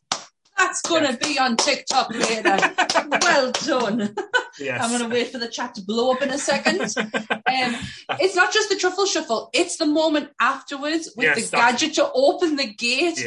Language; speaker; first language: English; native; English